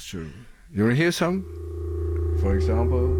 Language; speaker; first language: English; non-native, fluent; German